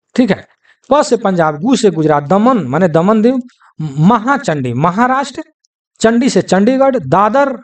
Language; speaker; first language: Hindi; native; Hindi